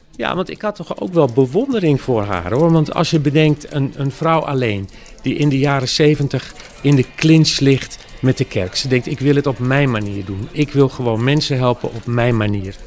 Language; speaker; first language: Dutch; native; Dutch